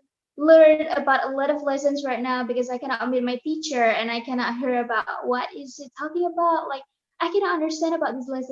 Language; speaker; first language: English; non-native, learner; Indonesian